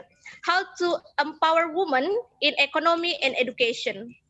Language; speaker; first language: English; non-native, fluent; Indonesian